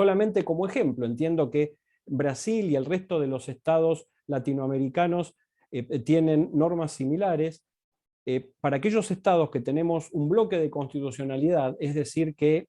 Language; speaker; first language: Spanish; native; Spanish